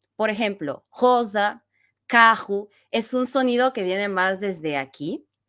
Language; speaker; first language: Spanish; non-native, fluent; Bulgarian